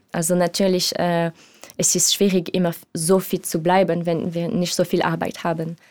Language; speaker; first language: German; non-native, learner; French